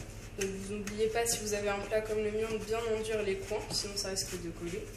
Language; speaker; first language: French; native; French